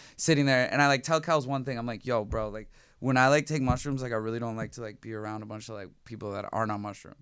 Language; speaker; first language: English; native; English